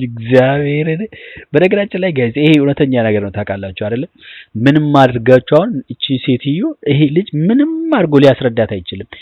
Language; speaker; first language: Amharic; non-native, local second language; Oromo